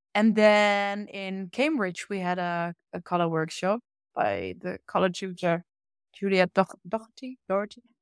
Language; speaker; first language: English; non-native, fluent; Dutch